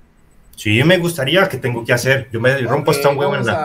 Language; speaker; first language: Spanish; native; Spanish